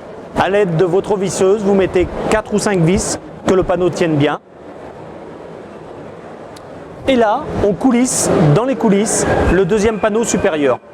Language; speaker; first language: French; native; French